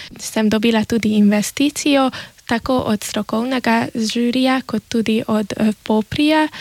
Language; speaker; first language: Slovenian; early bilingual, heritage; Slovenian